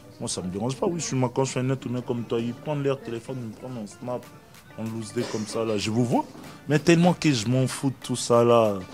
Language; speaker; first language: French; non-native, local second language; Lingala